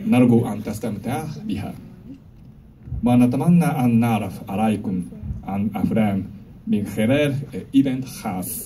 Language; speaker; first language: Arabic; non-native, learner; Japanese